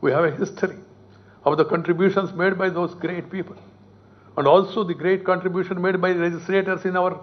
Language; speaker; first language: English; non-native, local second language; Telugu